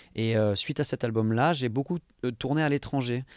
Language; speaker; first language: French; native; French